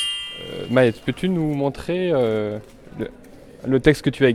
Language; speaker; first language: French; native; French